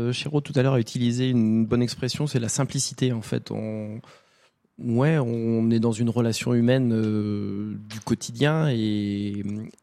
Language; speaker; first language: French; native; French